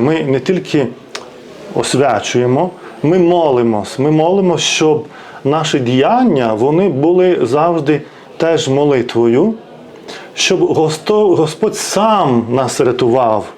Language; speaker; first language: Ukrainian; non-native, fluent; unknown